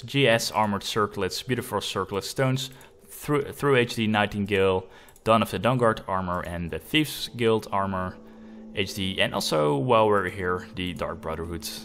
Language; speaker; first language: English; non-native, fluent; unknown